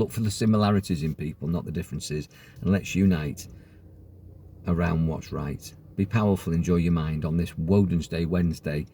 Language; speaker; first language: English; native; English